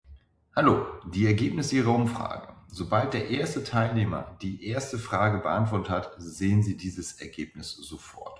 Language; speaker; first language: German; native; German